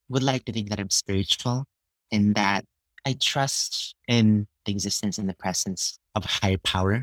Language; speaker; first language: English; non-native, local second language; Cebuano